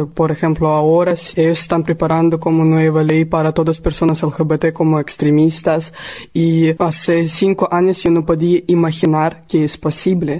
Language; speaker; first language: Spanish; non-native, learner; Russian